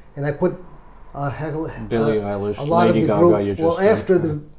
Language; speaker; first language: English; native; English